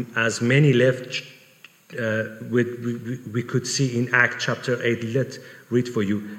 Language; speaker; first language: English; non-native, fluent; Persian